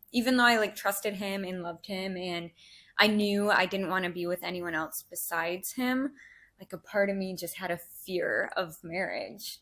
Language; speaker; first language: English; native; English